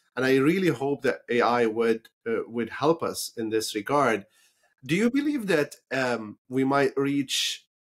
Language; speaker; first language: English; non-native, fluent; Arabic